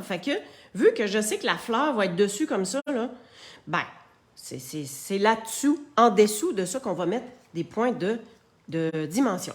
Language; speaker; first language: French; native; French